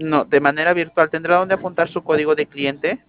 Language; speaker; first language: Spanish; native; Spanish